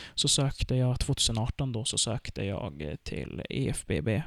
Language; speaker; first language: Swedish; early bilingual, other home language; Turkish